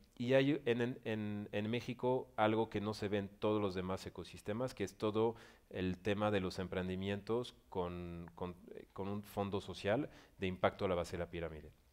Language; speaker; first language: Spanish; non-native, fluent; French